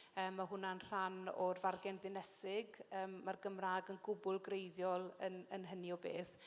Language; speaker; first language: Welsh; native; Welsh